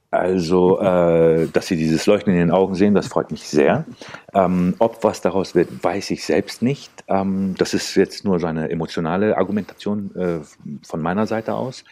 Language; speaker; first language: German; early bilingual, other home language; Turkish